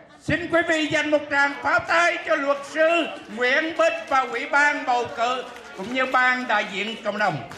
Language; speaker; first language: Vietnamese; native; Vietnamese